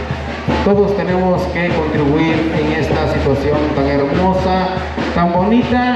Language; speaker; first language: Spanish; native; Spanish